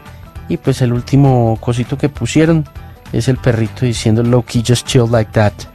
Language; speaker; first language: Spanish; native; Spanish